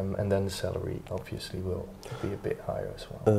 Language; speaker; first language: English; non-native, fluent; Dutch